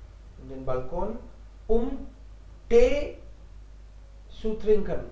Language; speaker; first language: German; non-native, fluent; Hindi